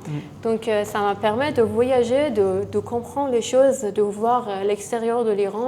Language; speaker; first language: French; non-native, fluent; Persian